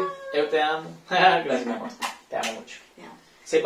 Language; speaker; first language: Portuguese; non-native, fluent; Spanish